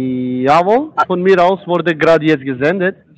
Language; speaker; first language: German; non-native, fluent; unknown